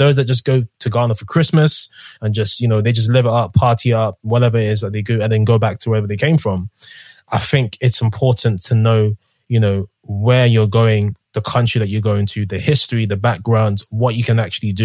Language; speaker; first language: English; native; English